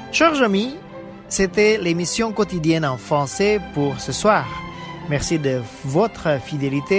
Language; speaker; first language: French; non-native, fluent; Indonesian